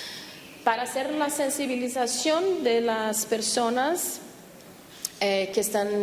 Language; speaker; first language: Spanish; non-native, fluent; Portuguese